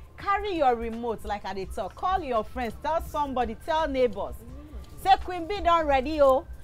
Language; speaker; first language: Nigerian Pidgin; native; Nigerian Pidgin